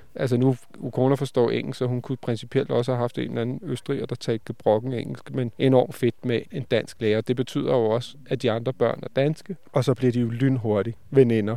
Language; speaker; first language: Danish; native; Danish